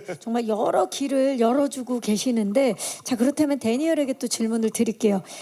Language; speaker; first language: Korean; native; Korean